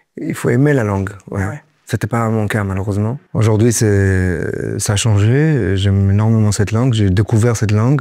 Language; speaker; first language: French; non-native, fluent; Hebrew